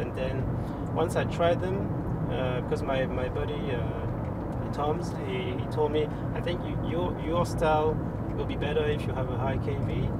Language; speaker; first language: English; non-native, fluent; French